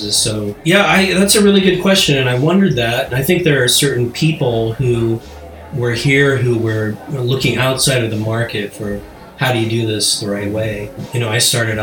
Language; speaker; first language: English; native; English